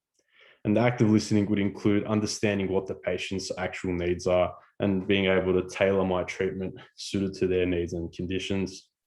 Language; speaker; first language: English; native; English